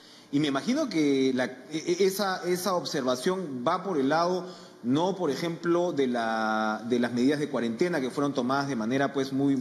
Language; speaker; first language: Spanish; native; Spanish